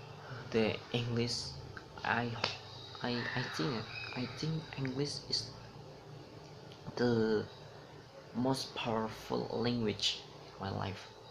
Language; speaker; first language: English; non-native, learner; Indonesian